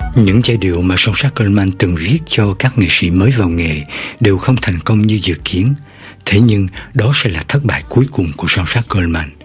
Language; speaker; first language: Vietnamese; native; Vietnamese